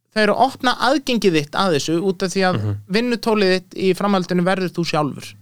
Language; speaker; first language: Icelandic; native; Icelandic